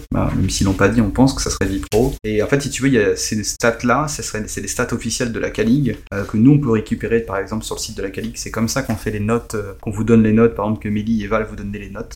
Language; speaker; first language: French; early bilingual, other home language; Portuguese